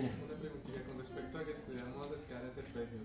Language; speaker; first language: Spanish; native; Spanish